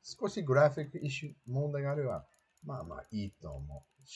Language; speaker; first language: Japanese; non-native, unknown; English